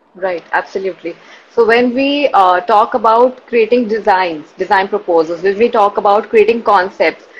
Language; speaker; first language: English; non-native, local second language; Hindi